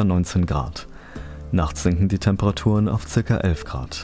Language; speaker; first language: German; native; German